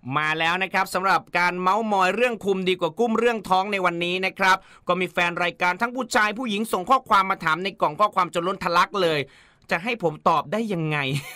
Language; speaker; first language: Thai; native; Thai